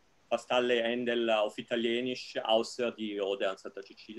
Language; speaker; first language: German; non-native, fluent; Italian